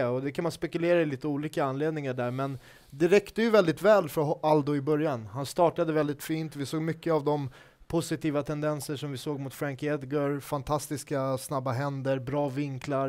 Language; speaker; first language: Swedish; native; Swedish